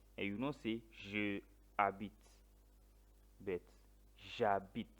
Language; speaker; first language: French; non-native, fluent; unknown